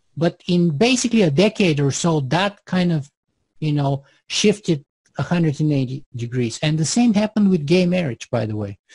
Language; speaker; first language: English; non-native, fluent; Bulgarian